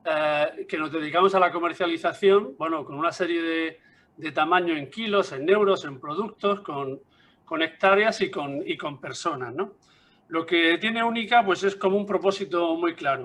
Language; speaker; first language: Spanish; native; Spanish